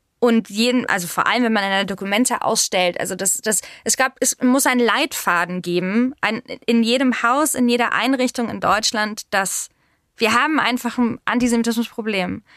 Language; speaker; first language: German; native; German